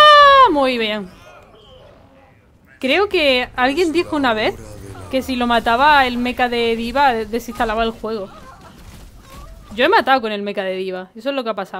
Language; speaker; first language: Spanish; native; Spanish